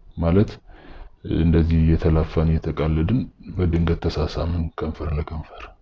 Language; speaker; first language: Amharic; native; Amharic